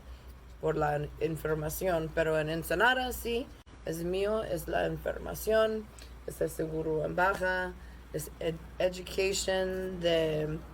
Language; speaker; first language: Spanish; non-native, learner; English